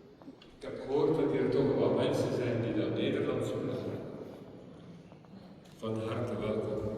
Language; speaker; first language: Dutch; non-native, fluent; French